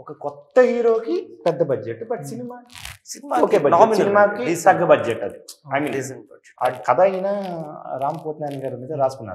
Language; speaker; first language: Telugu; native; Telugu